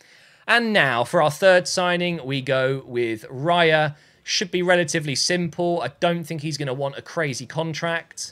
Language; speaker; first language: English; native; English